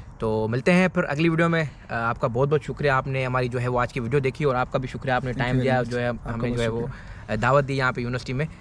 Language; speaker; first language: Urdu; non-native, local second language; Sindhi